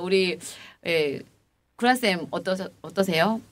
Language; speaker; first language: Korean; native; Korean